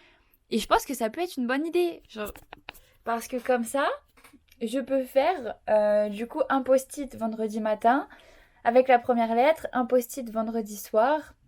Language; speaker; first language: French; native; French